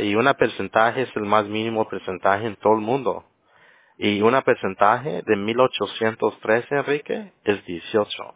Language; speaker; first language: Spanish; early bilingual, other home language; English